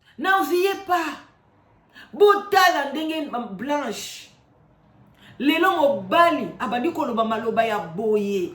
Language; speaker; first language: Lingala; non-native, local second language; Kongo